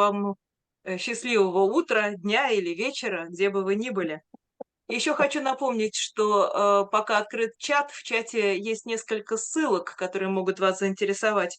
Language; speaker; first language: Russian; native; Russian